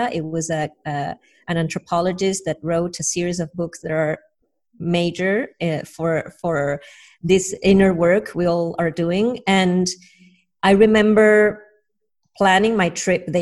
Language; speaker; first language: English; non-native, fluent; Spanish